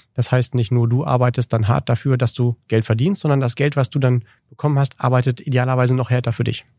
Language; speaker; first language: German; native; German